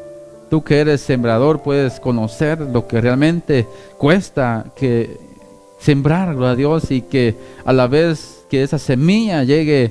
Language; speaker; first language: Spanish; native; Spanish